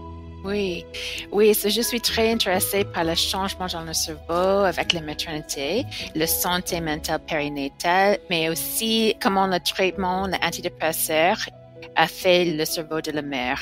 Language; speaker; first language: French; non-native, learner; English